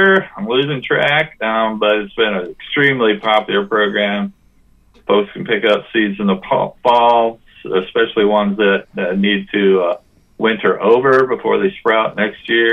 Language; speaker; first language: English; native; English